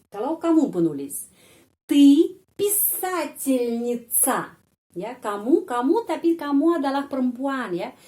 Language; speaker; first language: Indonesian; non-native, fluent; Russian